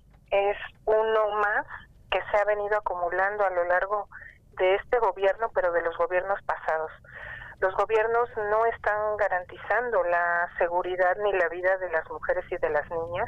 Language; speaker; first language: Spanish; native; Spanish